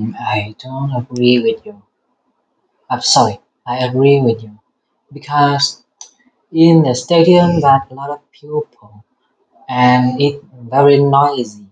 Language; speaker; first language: English; non-native, learner; Vietnamese